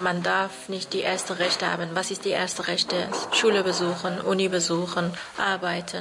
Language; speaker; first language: German; non-native, learner; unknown